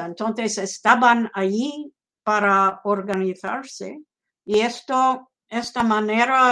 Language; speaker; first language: Spanish; non-native, fluent; English